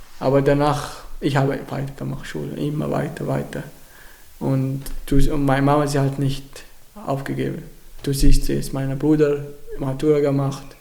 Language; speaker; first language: German; non-native, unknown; Arabic